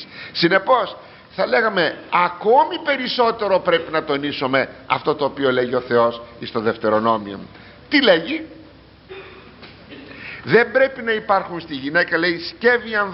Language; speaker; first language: Greek; native; Greek